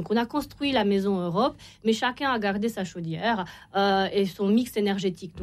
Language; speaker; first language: French; non-native, fluent; Romanian